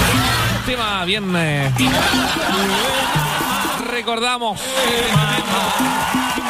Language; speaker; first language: Spanish; native; Spanish